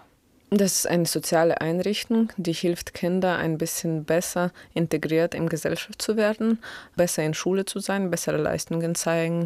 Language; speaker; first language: German; non-native, fluent; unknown